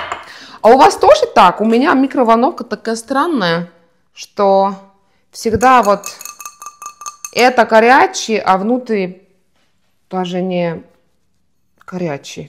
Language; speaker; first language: Russian; non-native, fluent; Estonian